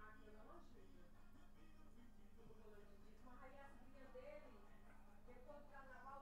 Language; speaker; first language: Portuguese; native; Portuguese